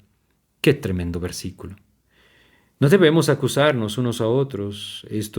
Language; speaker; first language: Spanish; native; Spanish